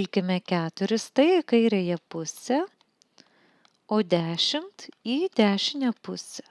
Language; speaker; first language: Lithuanian; native; Lithuanian